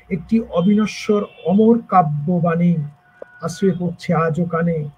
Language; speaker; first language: Bangla; native; Bangla